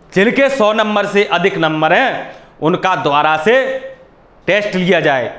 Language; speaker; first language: Hindi; native; Hindi